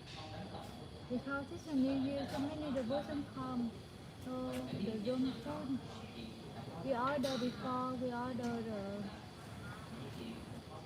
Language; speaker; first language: English; non-native, learner; Vietnamese